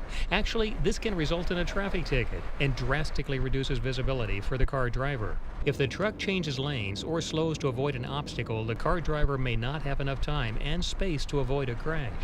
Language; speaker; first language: English; native; English